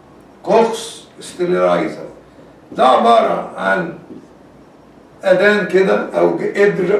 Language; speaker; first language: Arabic; native; Arabic